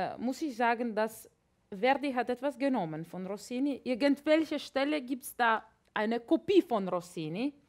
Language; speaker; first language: German; non-native, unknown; Latvian